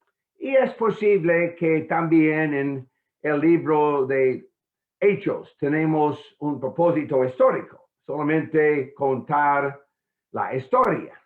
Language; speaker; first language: Spanish; non-native, fluent; English